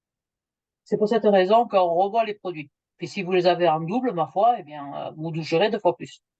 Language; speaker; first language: French; native; French